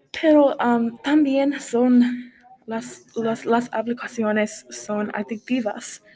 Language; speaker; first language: Spanish; non-native, learner; English